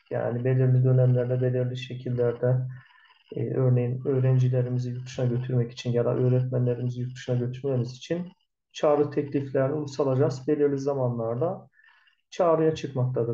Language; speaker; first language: Turkish; native; Turkish